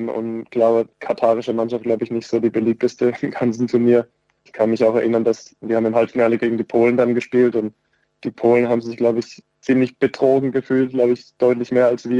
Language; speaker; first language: German; native; German